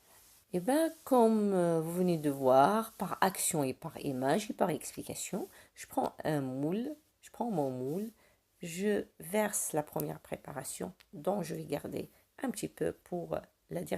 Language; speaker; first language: French; non-native, local second language; Arabic